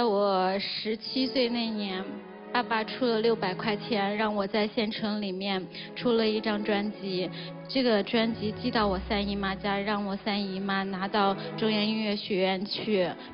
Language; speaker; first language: Chinese; native; Chinese